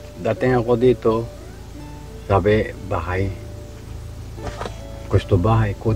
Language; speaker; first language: Filipino; non-native, learner; Japanese